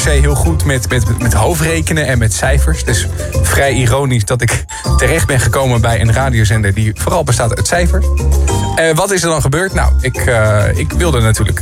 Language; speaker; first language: Dutch; native; Dutch